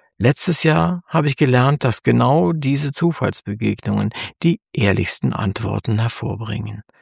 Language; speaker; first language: German; native; German